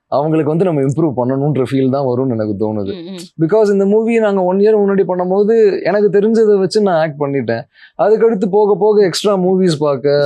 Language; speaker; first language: Tamil; native; Tamil